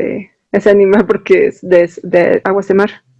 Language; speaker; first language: Spanish; native; Spanish